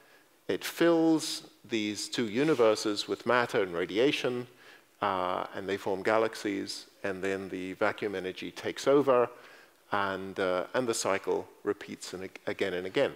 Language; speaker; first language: English; native; English